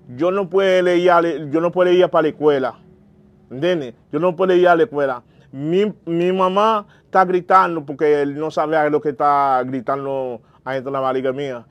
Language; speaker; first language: Spanish; non-native, learner; Haitian Creole